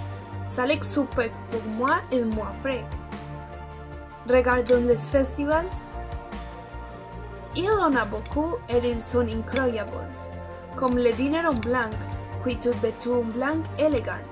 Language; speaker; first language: French; non-native, learner; Spanish